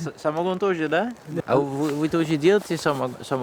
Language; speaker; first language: Russian; non-native, fluent; Dutch